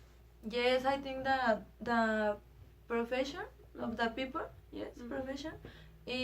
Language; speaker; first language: English; non-native, learner; Spanish